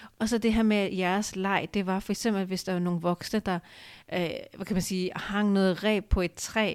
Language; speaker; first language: Danish; early bilingual, other home language; Urdu